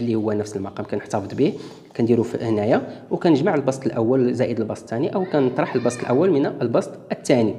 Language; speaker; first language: Arabic; native; Arabic